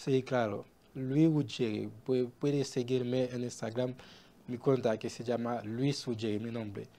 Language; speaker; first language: Spanish; non-native, learner; Haitian Creole